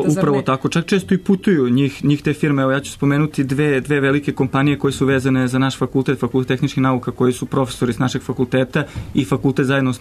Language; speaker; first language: Serbian; native; Serbian